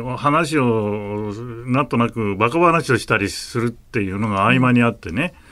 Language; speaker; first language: Japanese; native; Japanese